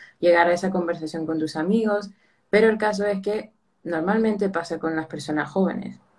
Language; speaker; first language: Spanish; early bilingual, heritage; Spanish